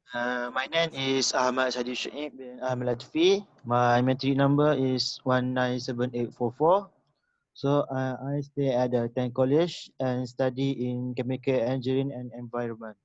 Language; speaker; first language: English; non-native, local second language; Malay